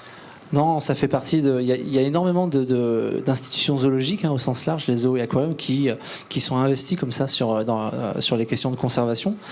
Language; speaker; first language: French; native; French